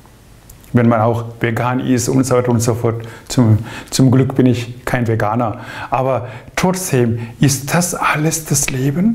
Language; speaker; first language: German; non-native, fluent; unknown